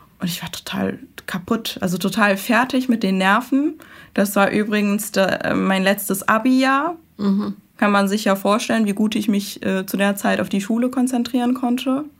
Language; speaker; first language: German; early bilingual, other home language; Persian